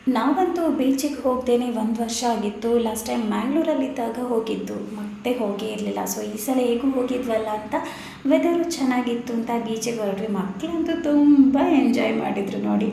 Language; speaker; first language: Kannada; non-native, local second language; Tulu